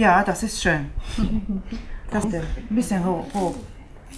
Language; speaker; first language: German; non-native, learner; Japanese